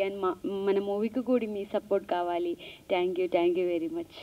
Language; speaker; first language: Telugu; non-native, learner; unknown